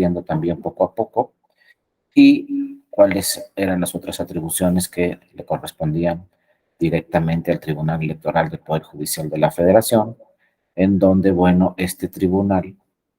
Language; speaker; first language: Spanish; native; Spanish